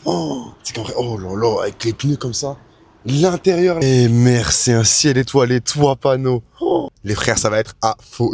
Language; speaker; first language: French; native; French